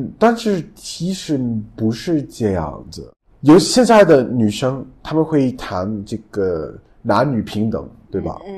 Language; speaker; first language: Chinese; non-native, fluent; English